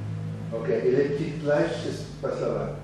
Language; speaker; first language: French; non-native, learner; Portuguese